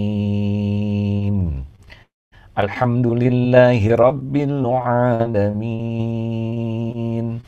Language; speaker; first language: Indonesian; native; Indonesian